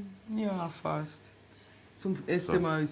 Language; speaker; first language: German; non-native, learner; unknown